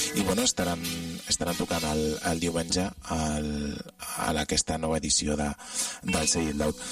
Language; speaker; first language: Catalan; non-native, local second language; Spanish